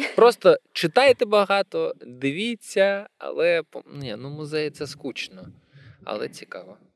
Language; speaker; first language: Ukrainian; non-native, local second language; Russian